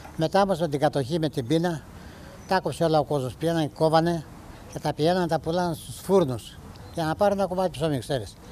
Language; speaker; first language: Greek; early bilingual, heritage; Greek